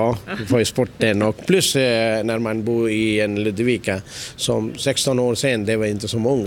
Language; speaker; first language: Swedish; non-native, learner; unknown